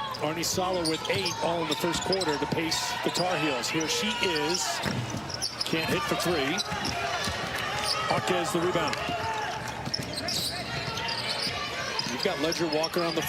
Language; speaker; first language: English; native; English